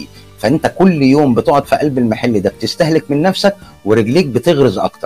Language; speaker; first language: Arabic; native; Arabic